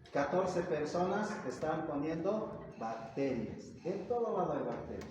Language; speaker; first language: Spanish; native; Spanish